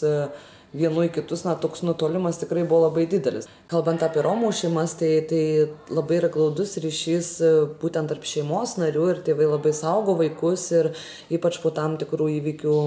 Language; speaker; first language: Lithuanian; native; Lithuanian